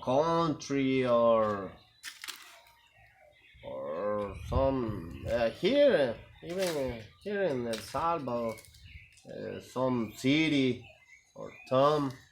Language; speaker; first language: English; non-native, learner; Spanish